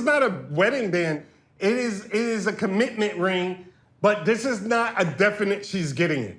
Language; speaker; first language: English; native; English